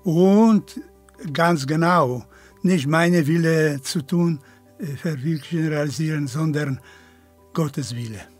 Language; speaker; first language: German; non-native, fluent; Polish